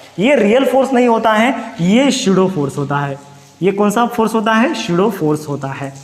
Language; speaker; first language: Hindi; non-native, local second language; Marathi